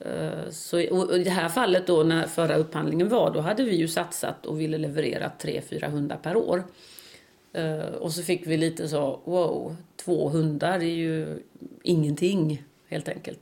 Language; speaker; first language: Swedish; native; Swedish